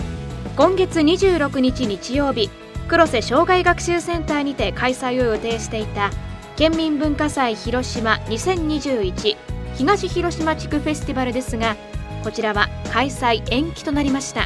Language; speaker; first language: Japanese; native; Japanese